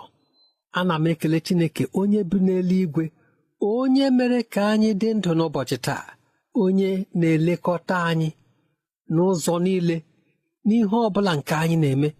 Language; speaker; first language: Igbo; native; Igbo